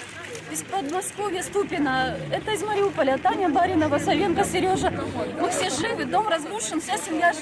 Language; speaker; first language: Russian; native; Russian